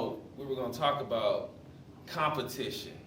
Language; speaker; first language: English; native; English